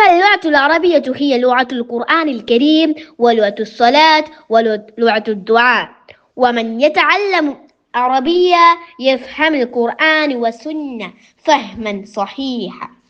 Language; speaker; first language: Arabic; non-native, learner; Malayalam